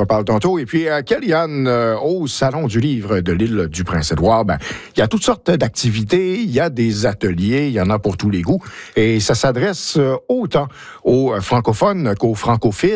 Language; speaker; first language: French; native; French